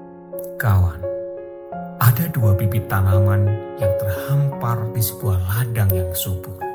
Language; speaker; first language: Indonesian; native; Indonesian